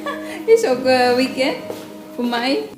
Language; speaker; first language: Dutch; non-native, learner; Filipino